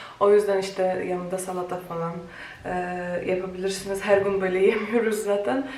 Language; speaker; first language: Turkish; non-native, fluent; Polish